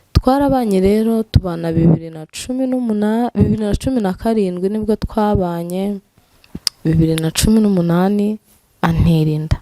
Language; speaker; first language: Kinyarwanda; native; Kinyarwanda